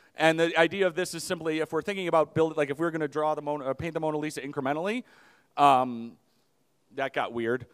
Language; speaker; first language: English; native; English